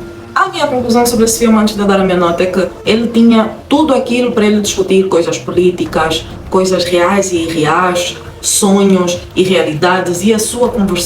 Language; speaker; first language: Portuguese; native; Portuguese